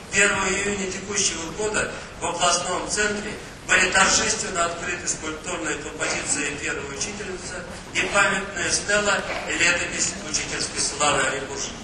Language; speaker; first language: Russian; native; Russian